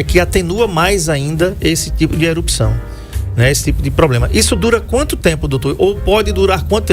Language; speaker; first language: Portuguese; native; Portuguese